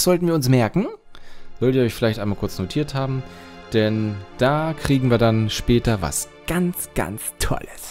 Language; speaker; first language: German; native; German